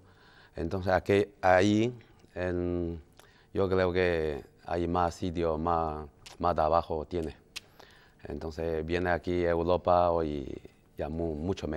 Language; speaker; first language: Spanish; non-native, learner; Chinese